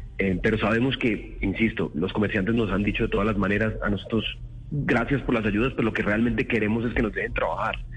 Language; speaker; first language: Spanish; native; Spanish